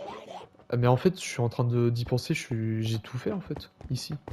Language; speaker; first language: French; native; French